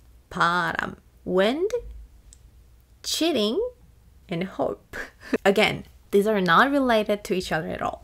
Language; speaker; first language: English; non-native, fluent; Korean